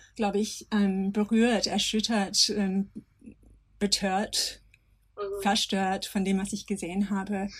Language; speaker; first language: German; non-native, fluent; English